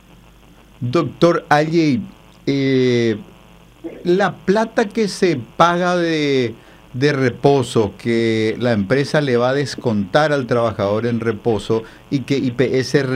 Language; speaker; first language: Spanish; native; Spanish